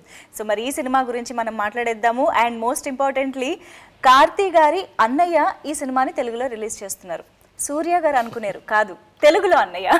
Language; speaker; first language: Telugu; native; Telugu